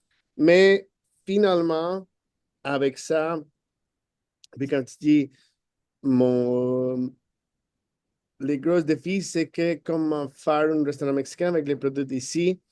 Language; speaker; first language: French; non-native, fluent; Spanish